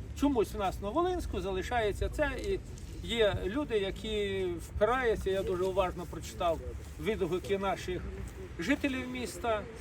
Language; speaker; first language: Ukrainian; native; Ukrainian